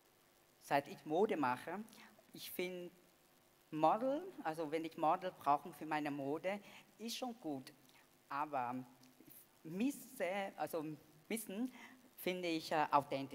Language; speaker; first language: German; non-native, fluent; Vietnamese